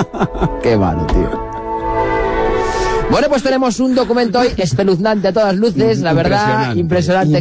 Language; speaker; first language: Spanish; native; Spanish